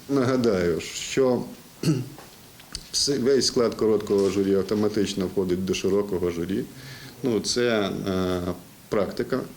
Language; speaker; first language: Ukrainian; native; Ukrainian